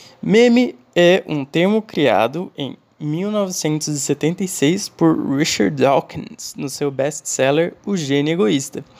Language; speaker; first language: Portuguese; non-native, fluent; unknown